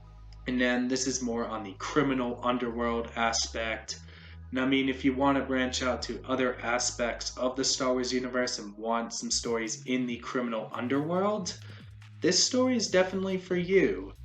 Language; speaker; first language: English; native; English